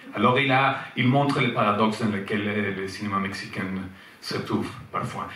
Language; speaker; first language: French; non-native, fluent; Spanish